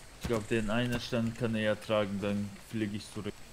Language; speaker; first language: German; non-native, learner; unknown